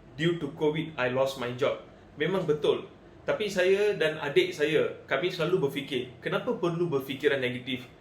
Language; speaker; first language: Malay; non-native, local second language; Tamil